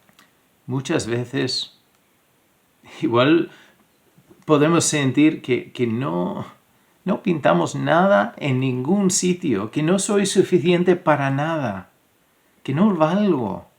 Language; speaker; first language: Spanish; non-native, fluent; English